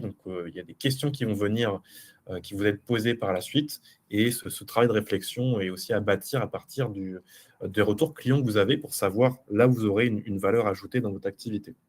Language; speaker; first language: French; native; French